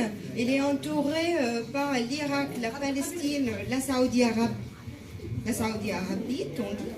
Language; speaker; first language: French; non-native, learner; Arabic